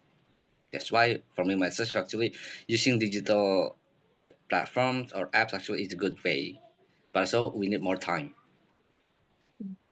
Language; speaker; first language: English; non-native, learner; Indonesian